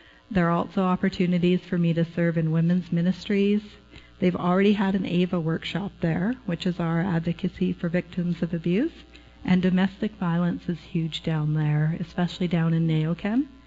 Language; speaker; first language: English; native; English